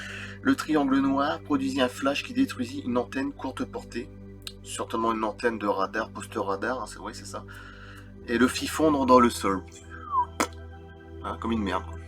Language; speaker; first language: French; native; French